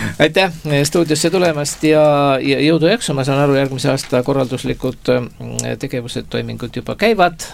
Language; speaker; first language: Estonian; native; Estonian